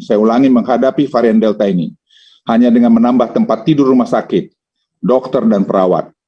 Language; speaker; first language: Indonesian; native; Indonesian